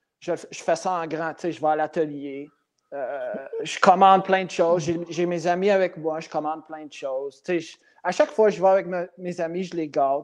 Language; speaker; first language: French; non-native, local second language; English